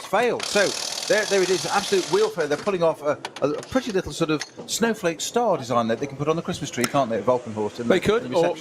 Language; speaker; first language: English; native; English